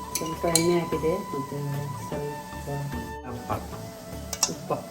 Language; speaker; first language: Kannada; native; Kannada